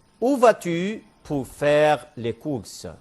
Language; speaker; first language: French; non-native, fluent; Arabic